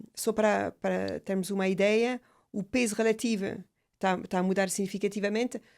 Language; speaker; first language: Portuguese; non-native, fluent; French